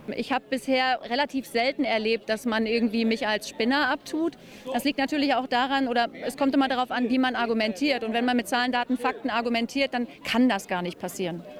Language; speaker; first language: German; native; German